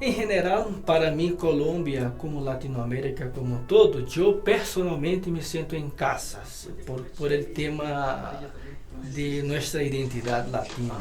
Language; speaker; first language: Spanish; non-native, learner; Portuguese